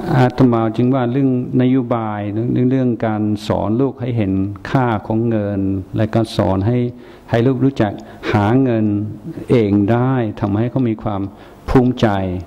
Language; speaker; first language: Thai; non-native, fluent; English